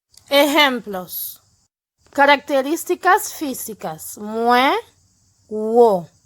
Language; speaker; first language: Spanish; non-native, fluent; Haitian Creole